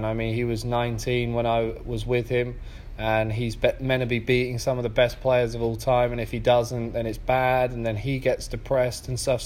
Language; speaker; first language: English; native; English